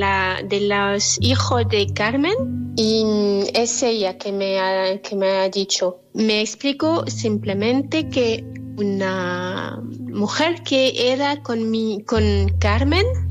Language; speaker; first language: Spanish; non-native, learner; French